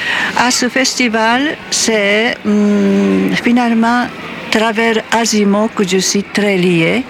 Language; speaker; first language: French; non-native, fluent; Japanese